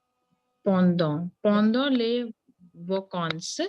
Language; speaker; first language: French; non-native, learner; Hindi